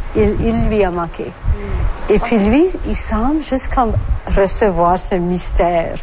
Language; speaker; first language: French; native; French